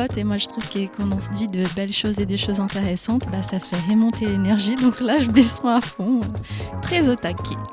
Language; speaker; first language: French; non-native, fluent; Portuguese